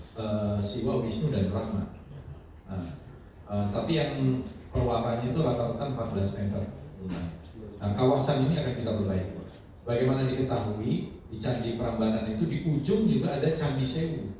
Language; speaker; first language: Indonesian; native; Indonesian